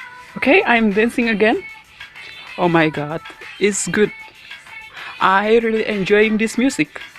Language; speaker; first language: English; non-native, learner; Indonesian